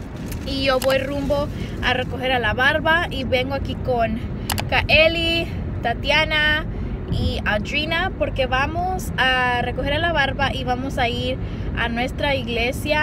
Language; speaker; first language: Spanish; early bilingual, heritage; Spanish